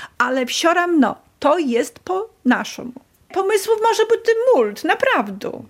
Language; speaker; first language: Polish; non-native, local second language; Belarusian